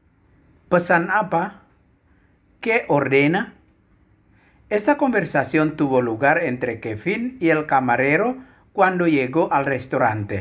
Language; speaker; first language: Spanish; non-native, fluent; Indonesian